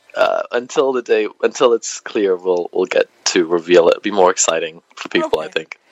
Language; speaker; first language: English; native; English